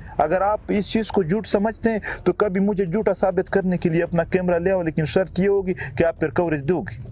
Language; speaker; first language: Urdu; non-native, local second language; Pashto